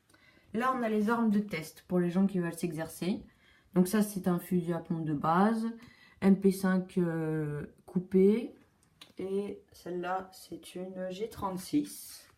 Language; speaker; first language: French; native; French